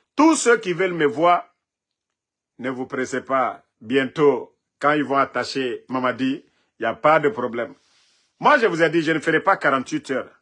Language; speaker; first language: French; non-native, local second language; Mandingo